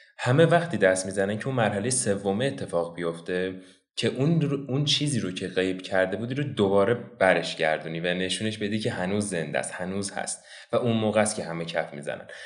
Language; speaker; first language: Persian; non-native, local second language; Azerbaijani